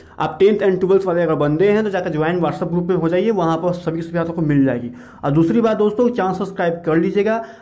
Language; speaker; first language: Hindi; native; Hindi